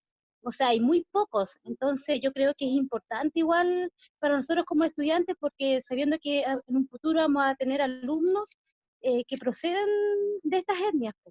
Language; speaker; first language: Spanish; native; Spanish